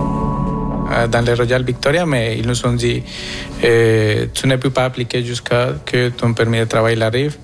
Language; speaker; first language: French; non-native, fluent; Spanish